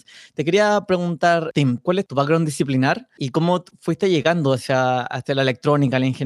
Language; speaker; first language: Spanish; native; Spanish